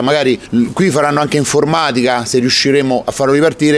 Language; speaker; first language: Italian; native; Italian